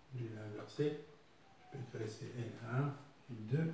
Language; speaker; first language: French; non-native, local second language; Arabic